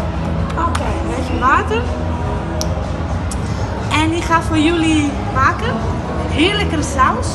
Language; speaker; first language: Dutch; non-native, learner; Italian